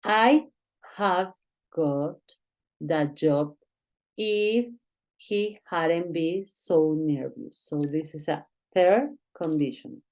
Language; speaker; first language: English; non-native, learner; Spanish